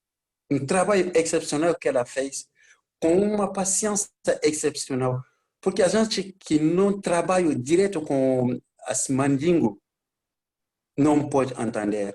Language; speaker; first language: Portuguese; non-native, learner; Bambara